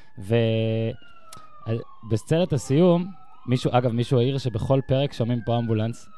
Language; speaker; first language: Hebrew; native; Hebrew